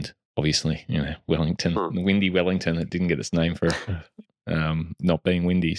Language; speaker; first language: English; native; English